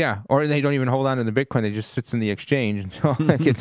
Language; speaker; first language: English; native; English